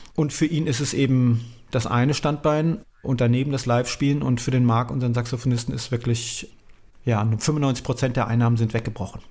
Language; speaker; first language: German; native; German